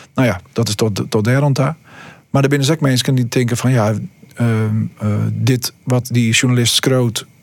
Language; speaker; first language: Dutch; native; Dutch